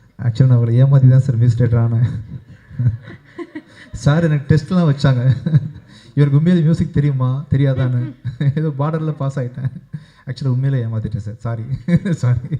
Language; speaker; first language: Tamil; native; Tamil